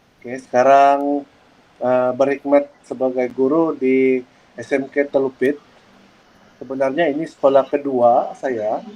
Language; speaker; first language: Malay; native; Malay